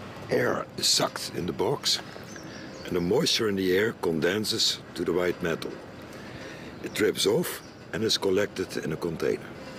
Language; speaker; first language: English; non-native, fluent; Dutch